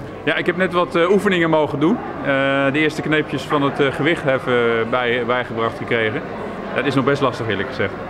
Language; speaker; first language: Dutch; native; Dutch